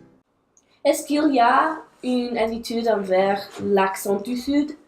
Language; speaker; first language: French; non-native, learner; English